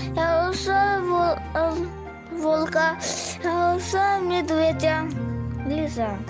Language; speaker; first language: Russian; non-native, local second language; Yakut